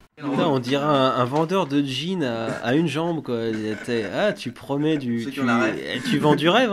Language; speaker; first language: French; native; French